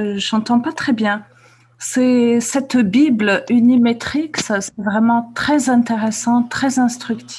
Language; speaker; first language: French; non-native, local second language; Kabyle